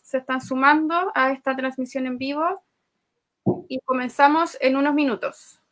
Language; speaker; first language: Spanish; native; Spanish